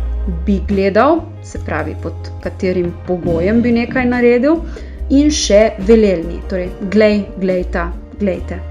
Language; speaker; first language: Slovenian; native; Slovenian